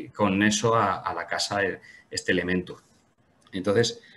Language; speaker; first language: Spanish; native; Spanish